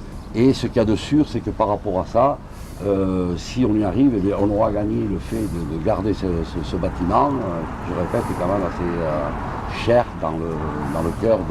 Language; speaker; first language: French; native; French